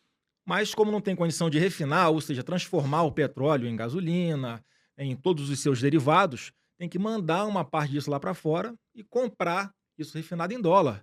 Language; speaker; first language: Portuguese; native; Portuguese